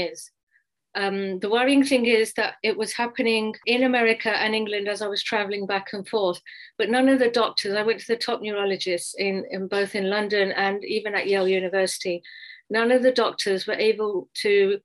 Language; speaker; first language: English; native; English